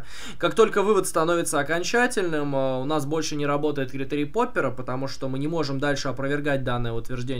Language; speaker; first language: Russian; native; Russian